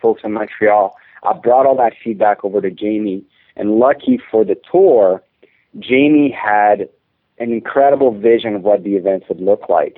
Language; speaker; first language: English; non-native, fluent; French